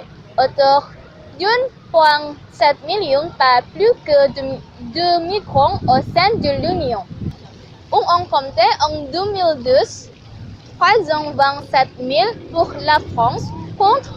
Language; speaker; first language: French; non-native, learner; Indonesian